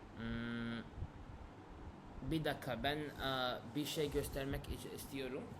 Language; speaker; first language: Turkish; non-native, learner; English